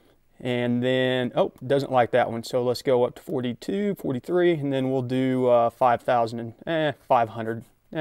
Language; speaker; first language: English; native; English